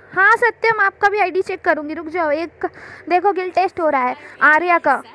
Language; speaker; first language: Hindi; non-native, local second language; Bangla